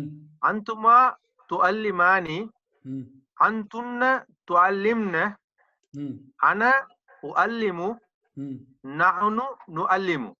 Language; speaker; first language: Arabic; non-native, learner; Tamil